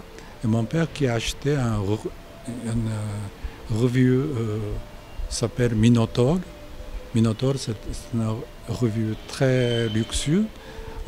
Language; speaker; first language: French; non-native, fluent; Japanese